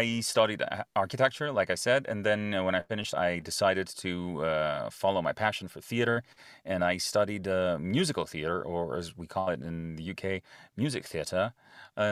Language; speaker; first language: English; non-native, fluent; Greek